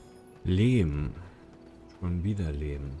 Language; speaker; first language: German; native; German